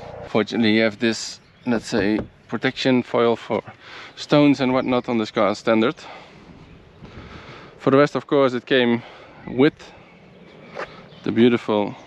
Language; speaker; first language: English; non-native, fluent; Dutch